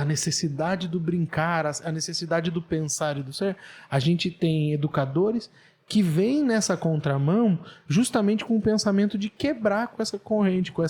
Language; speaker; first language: Portuguese; native; Portuguese